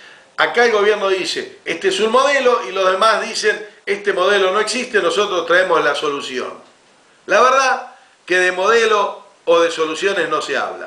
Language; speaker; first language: Spanish; native; Spanish